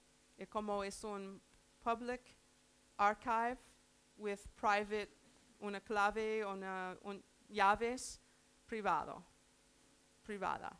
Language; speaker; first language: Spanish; non-native, learner; English